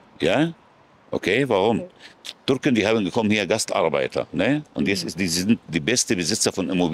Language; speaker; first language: German; non-native, fluent; Arabic